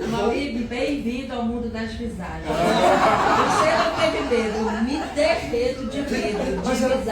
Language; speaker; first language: Portuguese; native; Portuguese